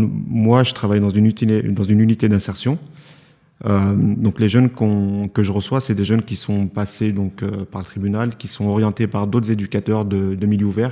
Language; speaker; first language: French; native; French